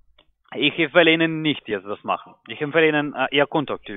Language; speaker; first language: German; non-native, learner; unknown